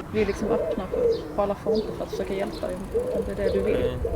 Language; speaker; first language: Swedish; native; Swedish